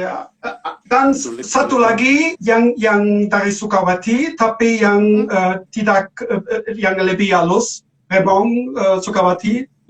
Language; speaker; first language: Indonesian; non-native, learner; German